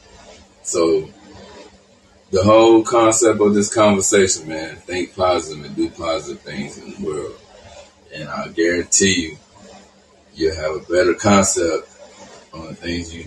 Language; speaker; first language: English; native; English